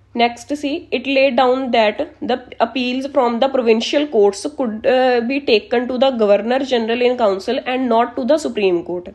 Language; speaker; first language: English; non-native, local second language; Punjabi